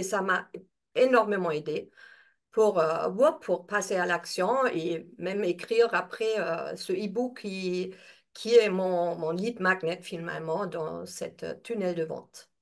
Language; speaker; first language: French; non-native, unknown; German